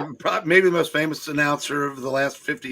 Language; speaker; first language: English; native; English